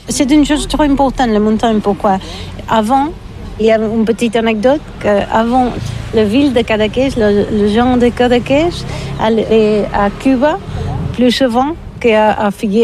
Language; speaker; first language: French; non-native, learner; Catalan